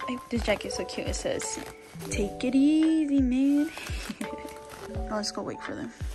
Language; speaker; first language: English; early bilingual, other home language; Spanish